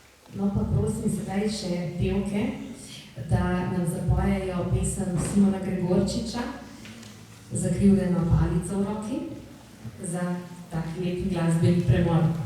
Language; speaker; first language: Slovenian; native; Slovenian